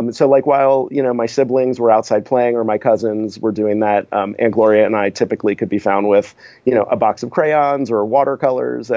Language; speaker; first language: English; native; English